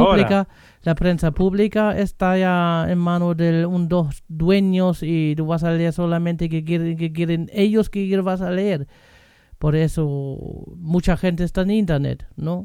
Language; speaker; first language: Spanish; non-native, fluent; German